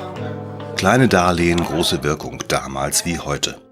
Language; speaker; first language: German; native; German